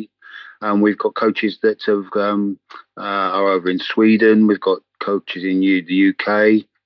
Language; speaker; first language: English; native; English